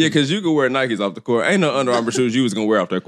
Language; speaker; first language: English; native; English